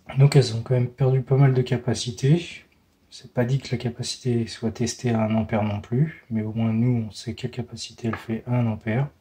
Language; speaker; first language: French; native; French